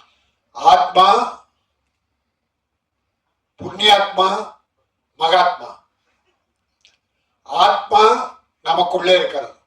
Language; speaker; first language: Tamil; native; Tamil